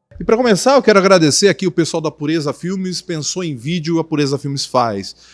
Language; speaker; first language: Portuguese; native; Portuguese